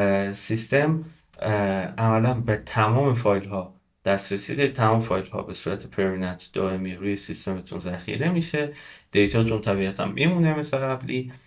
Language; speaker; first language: Persian; native; Persian